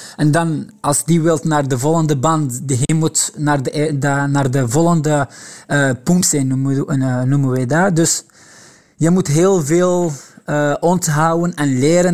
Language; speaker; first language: Dutch; non-native, local second language; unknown